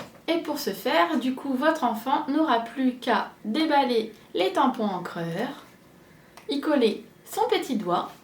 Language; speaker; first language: French; native; French